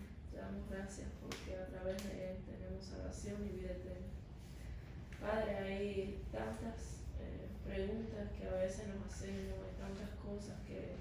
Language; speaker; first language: Spanish; native; Spanish